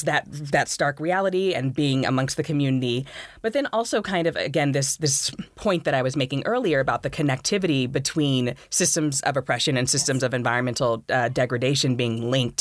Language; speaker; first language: English; native; English